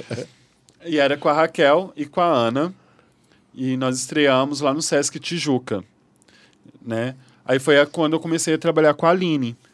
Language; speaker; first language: Portuguese; native; Portuguese